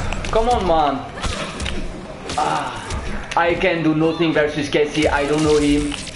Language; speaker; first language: English; non-native, learner; French